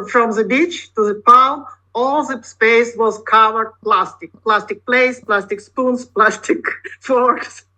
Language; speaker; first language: English; non-native, learner; Russian